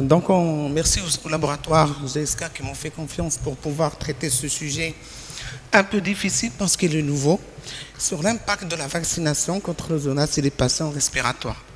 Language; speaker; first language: French; non-native, local second language; Arabic